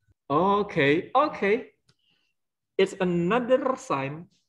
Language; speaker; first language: English; non-native, fluent; Indonesian